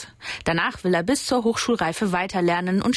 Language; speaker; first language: German; native; German